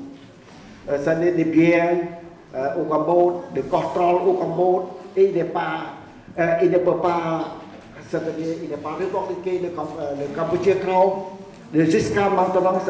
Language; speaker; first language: French; non-native, learner; Khmer